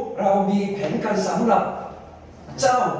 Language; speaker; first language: Thai; non-native, fluent; Korean